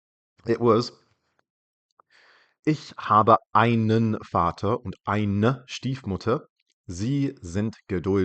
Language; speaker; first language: German; non-native, fluent; English